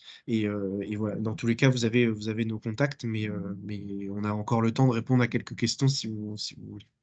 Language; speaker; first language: French; native; French